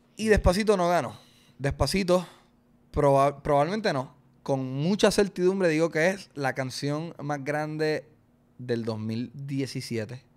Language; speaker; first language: Spanish; native; Spanish